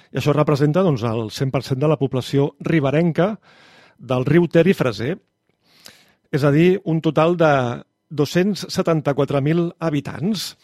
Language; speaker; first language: Catalan; native; Catalan